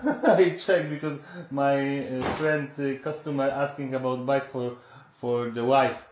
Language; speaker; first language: English; non-native, learner; Polish